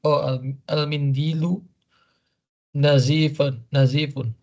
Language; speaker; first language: Arabic; non-native, learner; Indonesian